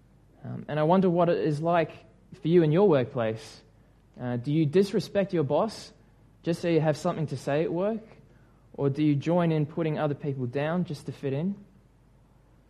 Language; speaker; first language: English; native; English